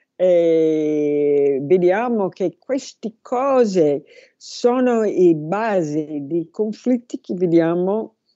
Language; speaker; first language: Italian; non-native, learner; English